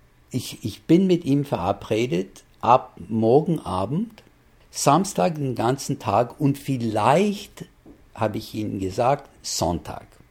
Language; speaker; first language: German; non-native, fluent; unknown